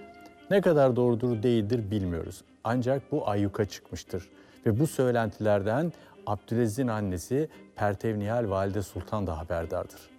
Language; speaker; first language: Turkish; native; Turkish